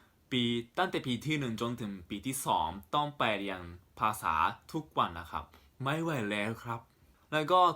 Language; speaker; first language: Thai; non-native, fluent; Japanese